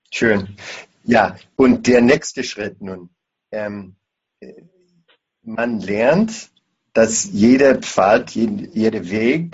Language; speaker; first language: German; non-native, fluent; English